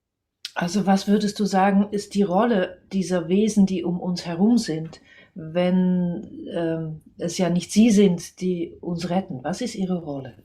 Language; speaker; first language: German; non-native, fluent; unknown